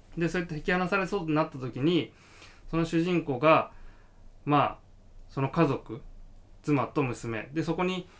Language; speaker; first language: Japanese; native; Japanese